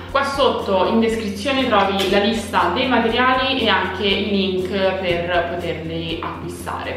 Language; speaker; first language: Italian; native; Italian